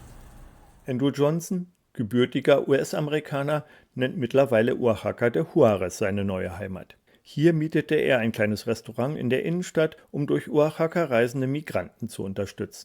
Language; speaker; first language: German; native; German